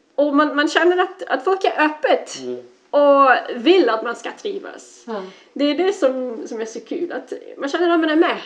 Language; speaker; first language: Swedish; non-native, fluent; Dutch